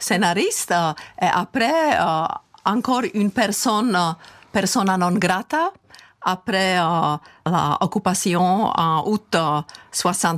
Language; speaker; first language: French; non-native, fluent; Czech